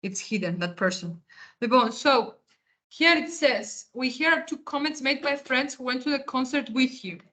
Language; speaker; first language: English; non-native, fluent; Greek